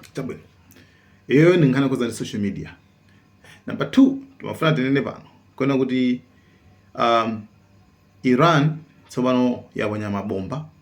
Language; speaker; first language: Nyanja; native; Nyanja